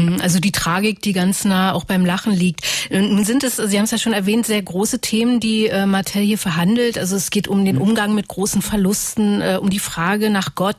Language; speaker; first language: German; native; German